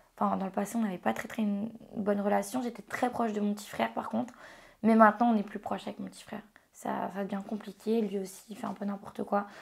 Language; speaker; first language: French; native; French